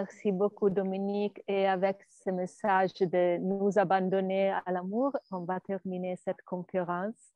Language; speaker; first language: French; non-native, learner; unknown